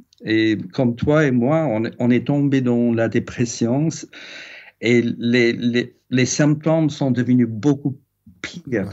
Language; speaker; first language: French; non-native, fluent; English